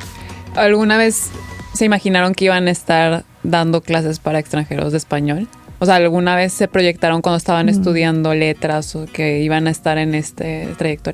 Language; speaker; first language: Spanish; native; Spanish